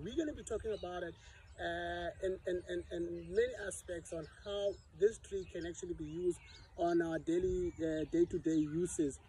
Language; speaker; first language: English; non-native, local second language; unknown